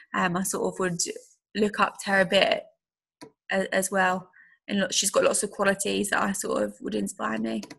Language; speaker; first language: English; native; English